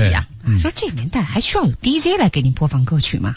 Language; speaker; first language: Chinese; native; Chinese